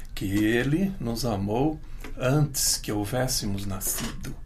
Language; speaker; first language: Portuguese; non-native, local second language; Ukrainian